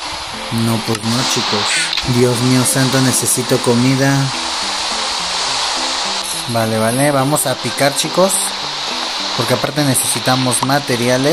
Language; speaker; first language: Spanish; native; Spanish